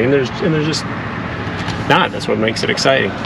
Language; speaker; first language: English; native; English